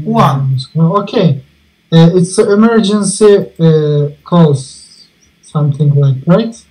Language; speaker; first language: English; non-native, fluent; Turkish